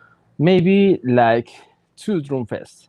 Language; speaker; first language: English; non-native, learner; Spanish